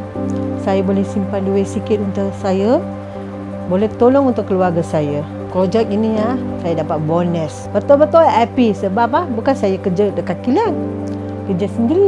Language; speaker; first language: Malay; non-native, local second language; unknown